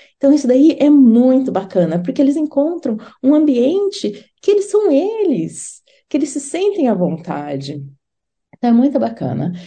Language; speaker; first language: Portuguese; native; Portuguese